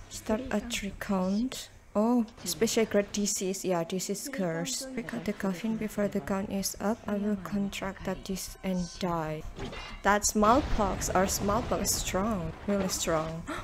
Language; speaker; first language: English; non-native, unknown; Indonesian